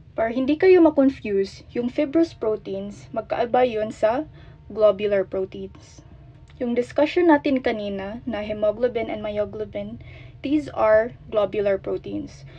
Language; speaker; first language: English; non-native, local second language; Filipino